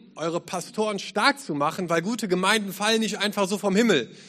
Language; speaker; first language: German; native; German